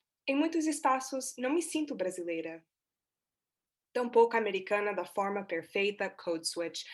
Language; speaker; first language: Portuguese; early bilingual, heritage; Portuguese